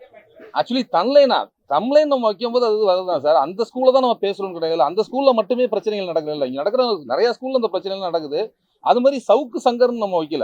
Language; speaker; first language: Tamil; native; Tamil